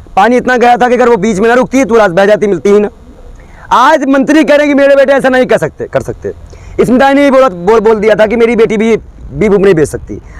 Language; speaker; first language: Hindi; native; Hindi